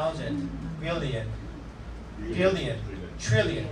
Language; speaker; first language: English; non-native, fluent; Korean